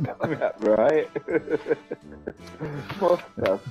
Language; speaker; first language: English; native; English